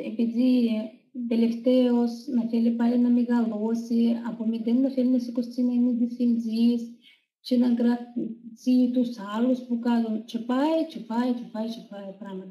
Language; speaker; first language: Greek; non-native, learner; Russian